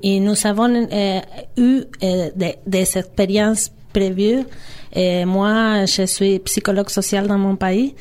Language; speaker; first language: French; non-native, fluent; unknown